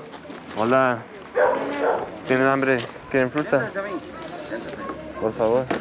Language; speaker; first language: Spanish; non-native, learner; English